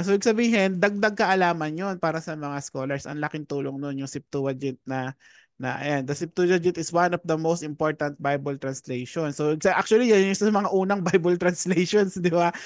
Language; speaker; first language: Filipino; native; Filipino